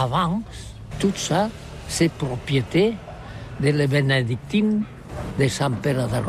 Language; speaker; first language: French; non-native, learner; Catalan